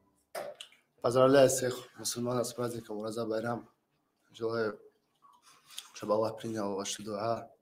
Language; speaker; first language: Russian; non-native, local second language; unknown